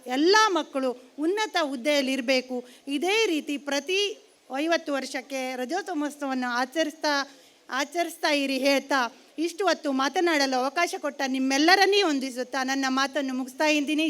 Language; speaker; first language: Kannada; native; Kannada